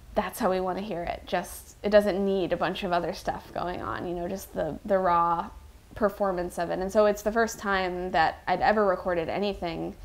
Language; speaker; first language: English; native; English